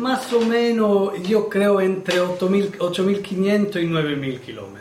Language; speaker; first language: Spanish; non-native, learner; Italian